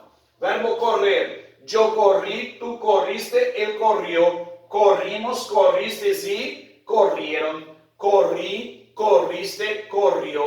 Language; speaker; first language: Spanish; non-native, fluent; Portuguese